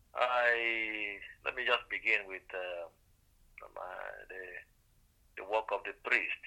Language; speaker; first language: English; non-native, local second language; Igbo